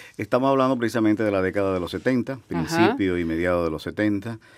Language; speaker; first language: Spanish; native; Spanish